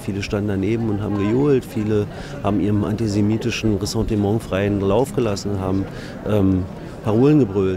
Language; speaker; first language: German; native; German